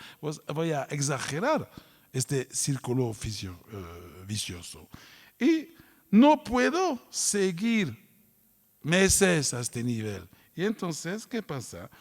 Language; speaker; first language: Spanish; non-native, fluent; French